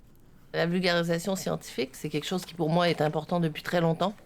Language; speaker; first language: French; native; French